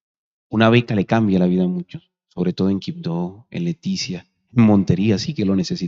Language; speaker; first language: Spanish; native; Spanish